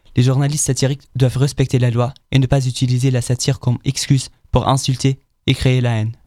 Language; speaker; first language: French; non-native, fluent; German